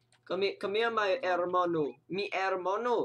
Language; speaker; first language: Spanish; non-native, learner; English